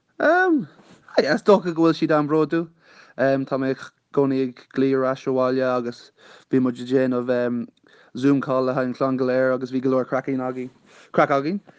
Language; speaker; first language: Irish; non-native, local second language; English